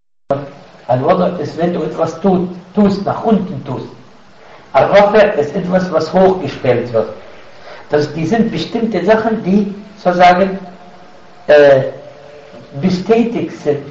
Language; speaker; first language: German; non-native, fluent; Arabic